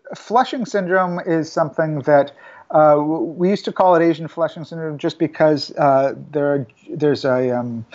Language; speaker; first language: English; native; English